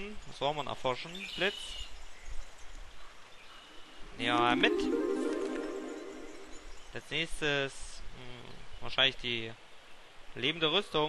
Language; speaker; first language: German; native; German